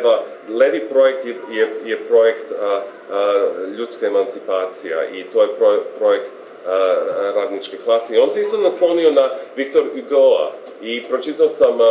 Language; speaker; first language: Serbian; non-native, fluent; English